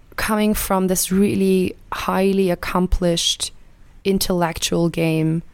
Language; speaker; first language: English; non-native, fluent; German